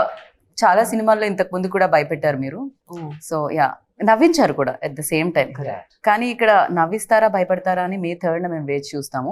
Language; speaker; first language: Telugu; native; Telugu